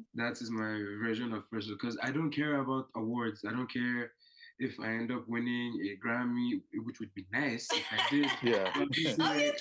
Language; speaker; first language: English; non-native, local second language; Yoruba